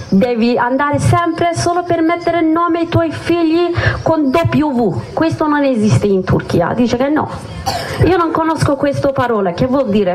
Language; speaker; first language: Italian; non-native, learner; Kurdish